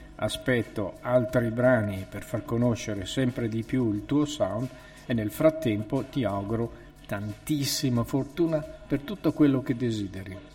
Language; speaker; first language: Italian; native; Italian